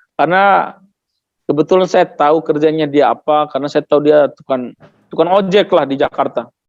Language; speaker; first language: Indonesian; non-native, local second language; Tetum